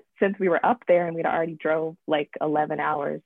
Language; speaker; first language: English; native; English